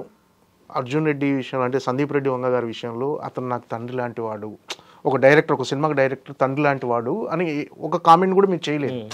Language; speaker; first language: Telugu; native; Telugu